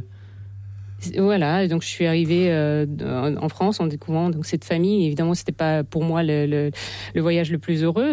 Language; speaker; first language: French; non-native, fluent; Russian